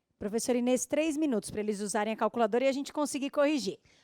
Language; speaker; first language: Portuguese; native; Portuguese